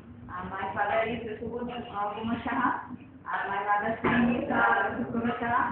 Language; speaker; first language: English; non-native, learner; Bangla